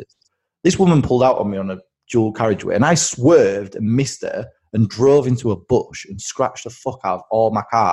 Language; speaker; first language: English; native; English